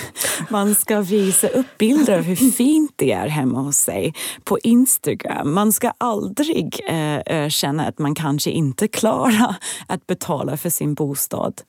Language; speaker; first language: Swedish; non-native, fluent; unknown